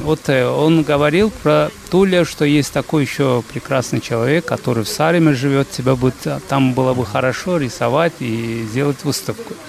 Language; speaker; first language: Russian; non-native, fluent; Azerbaijani